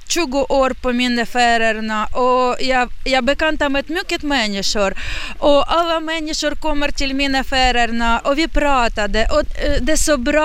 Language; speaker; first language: Swedish; non-native, learner; Ukrainian